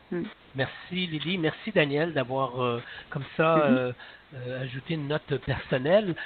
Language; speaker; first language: French; native; French